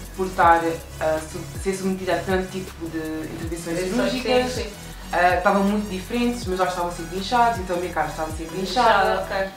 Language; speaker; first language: Portuguese; native; Portuguese